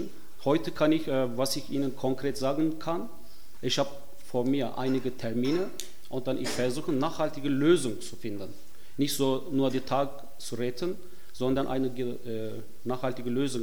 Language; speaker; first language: German; non-native, fluent; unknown